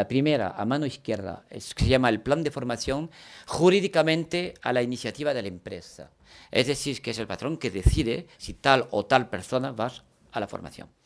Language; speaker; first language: Spanish; early bilingual, heritage; French